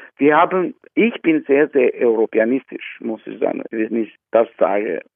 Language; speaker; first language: German; non-native, learner; Albanian